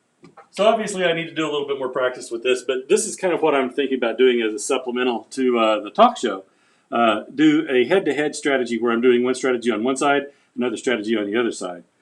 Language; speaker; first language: English; native; English